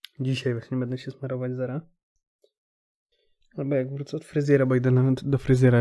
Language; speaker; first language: Polish; native; Polish